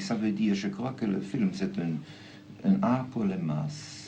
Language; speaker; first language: French; non-native, fluent; German